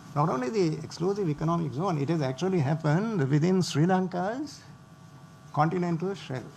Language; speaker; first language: English; non-native, local second language; Sinhala